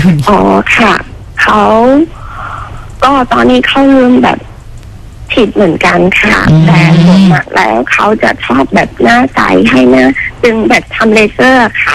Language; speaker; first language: Thai; non-native, fluent; Khmer